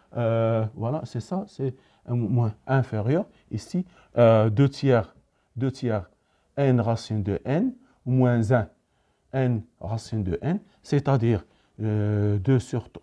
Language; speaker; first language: French; non-native, local second language; Arabic